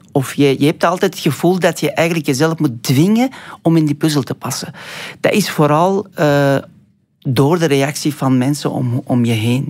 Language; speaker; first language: Dutch; non-native, fluent; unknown